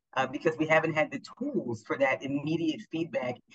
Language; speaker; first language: English; native; English